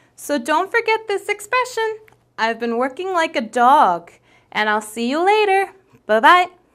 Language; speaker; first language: English; native; English